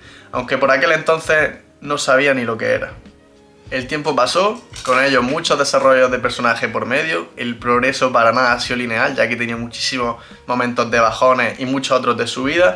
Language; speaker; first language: Spanish; native; Spanish